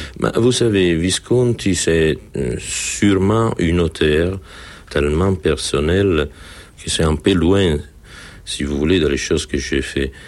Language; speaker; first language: French; non-native, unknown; Italian